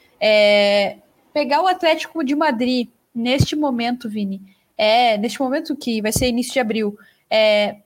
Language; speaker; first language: Portuguese; native; Portuguese